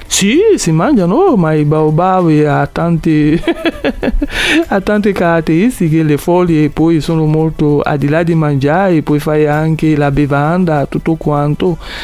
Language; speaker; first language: Italian; non-native, fluent; Bambara